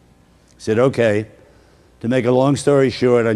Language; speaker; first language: English; native; English